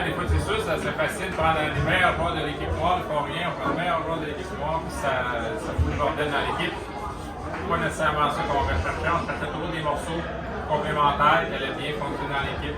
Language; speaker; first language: French; native; French